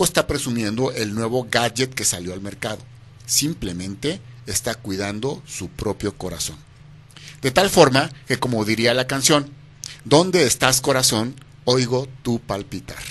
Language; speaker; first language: Spanish; native; Spanish